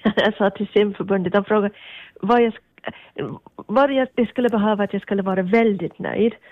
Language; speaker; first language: Swedish; native; Swedish